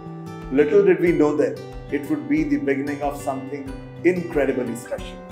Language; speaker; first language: English; non-native, local second language; Hindi